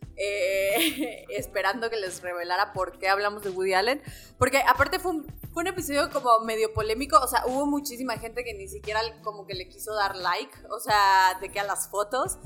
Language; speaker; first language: Spanish; native; Spanish